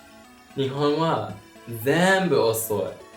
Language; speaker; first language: Japanese; non-native, learner; English